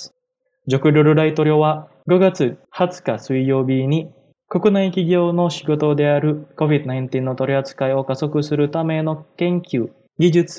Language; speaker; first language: Japanese; non-native, fluent; Indonesian